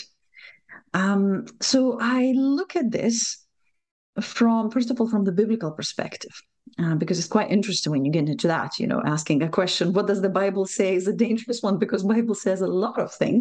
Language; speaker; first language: English; non-native, fluent; Lithuanian